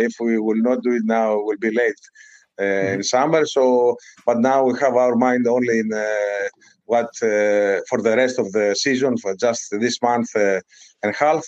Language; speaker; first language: English; non-native, fluent; Greek